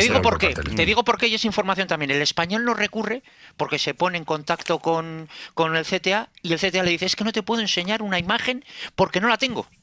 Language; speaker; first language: Spanish; native; Spanish